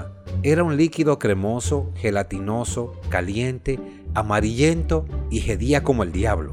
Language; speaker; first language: Spanish; native; Spanish